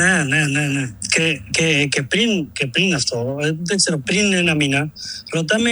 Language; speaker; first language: Greek; non-native, learner; Spanish